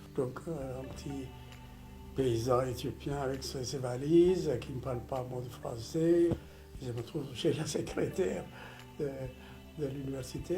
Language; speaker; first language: French; non-native, fluent; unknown